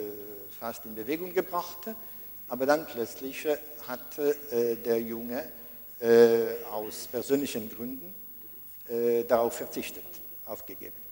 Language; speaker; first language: German; non-native, fluent; Italian